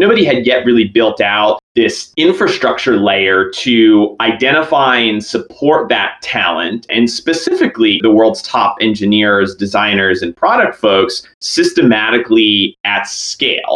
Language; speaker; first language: English; native; English